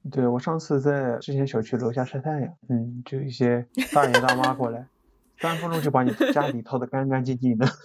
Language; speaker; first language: Chinese; native; Chinese